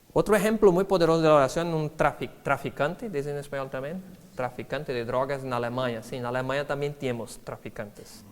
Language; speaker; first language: Spanish; non-native, fluent; Portuguese